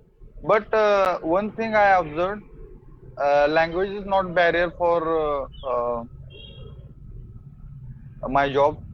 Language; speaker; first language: English; non-native, learner; Hindi